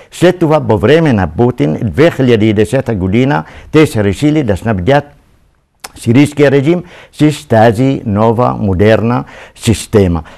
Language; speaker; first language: Bulgarian; non-native, fluent; Arabic